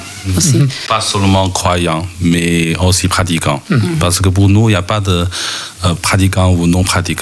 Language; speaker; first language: French; non-native, local second language; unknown